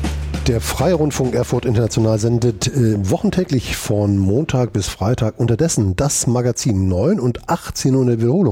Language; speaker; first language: German; native; German